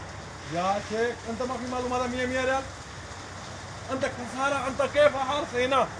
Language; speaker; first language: Arabic; non-native, learner; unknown